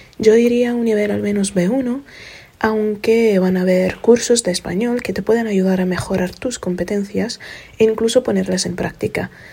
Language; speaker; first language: Spanish; non-native, fluent; Italian